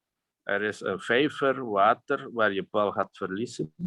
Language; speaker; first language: Dutch; non-native, fluent; Indonesian